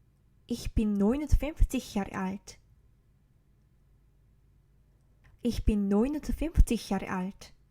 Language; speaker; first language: German; non-native, learner; Korean